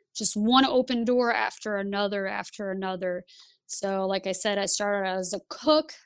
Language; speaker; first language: English; early bilingual, other home language; Lithuanian